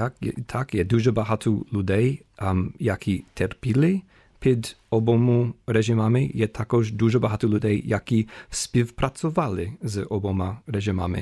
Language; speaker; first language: Ukrainian; non-native, fluent; English